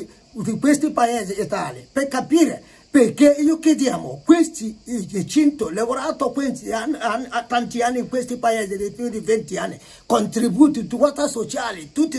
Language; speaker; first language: Italian; non-native, learner; Igbo